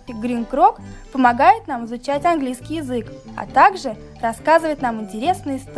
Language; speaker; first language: Russian; native; Russian